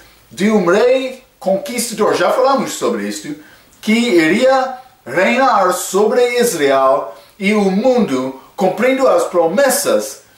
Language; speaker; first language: Portuguese; non-native, fluent; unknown